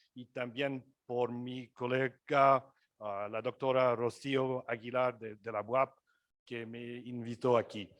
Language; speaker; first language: Spanish; non-native, learner; English